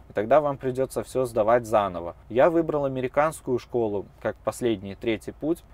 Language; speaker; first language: Russian; native; Russian